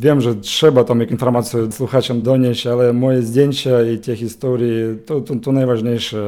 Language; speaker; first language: Polish; non-native, learner; Ukrainian